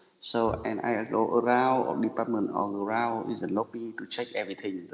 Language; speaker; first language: English; non-native, learner; Vietnamese